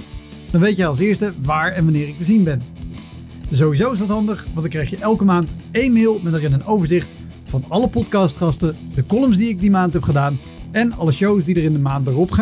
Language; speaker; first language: Dutch; native; Dutch